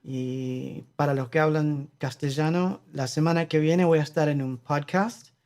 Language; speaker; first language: Spanish; early bilingual, heritage; Spanish